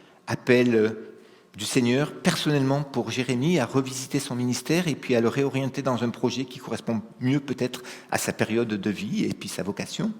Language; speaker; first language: French; native; French